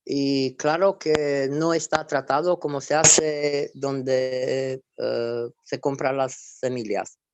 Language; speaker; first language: Spanish; non-native, fluent; Romanian